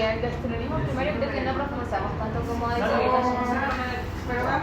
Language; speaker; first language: Spanish; native; Spanish